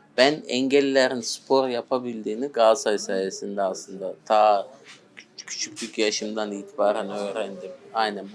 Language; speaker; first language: Turkish; native; Turkish